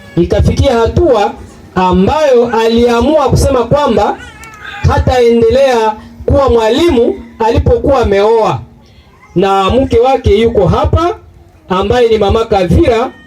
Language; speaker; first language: Swahili; native; Swahili